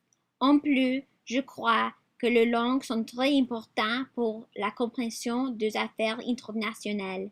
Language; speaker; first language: French; non-native, learner; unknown